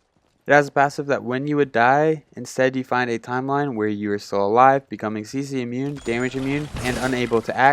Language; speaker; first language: English; native; English